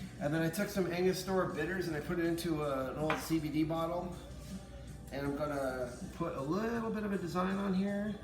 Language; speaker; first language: English; native; English